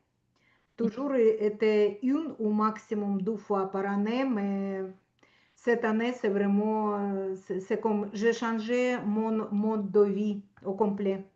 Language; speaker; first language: French; non-native, fluent; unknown